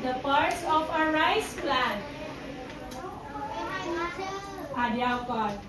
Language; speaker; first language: English; non-native, fluent; Filipino